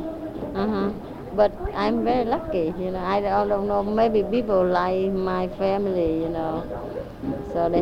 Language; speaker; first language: English; non-native, learner; Vietnamese